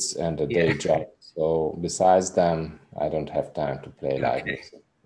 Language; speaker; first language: English; non-native, fluent; Hungarian